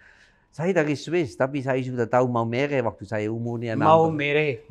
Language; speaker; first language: Indonesian; non-native, fluent; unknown